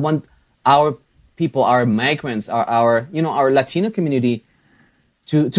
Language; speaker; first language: English; non-native, fluent; Spanish